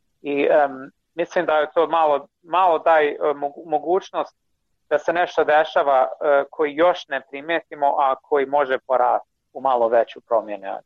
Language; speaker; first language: Croatian; non-native, fluent; English